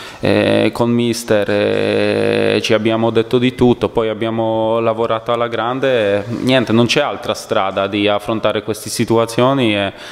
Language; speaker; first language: Italian; non-native, fluent; Polish